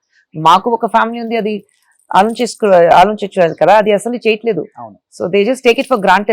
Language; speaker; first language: Telugu; non-native, fluent; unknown